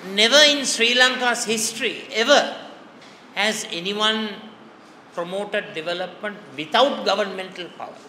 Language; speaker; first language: English; non-native, local second language; Sinhala